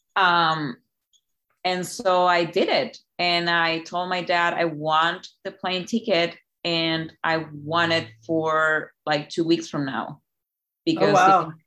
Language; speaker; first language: English; non-native, fluent; Spanish